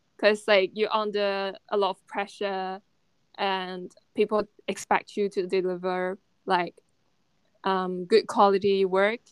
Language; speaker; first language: English; non-native, fluent; Chinese